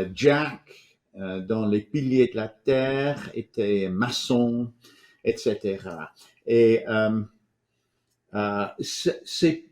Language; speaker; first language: French; non-native, fluent; English